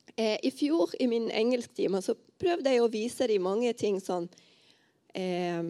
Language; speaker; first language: Norwegian; non-native, fluent; Portuguese